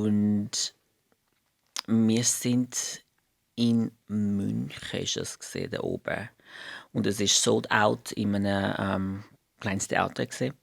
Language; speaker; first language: German; non-native, fluent; Portuguese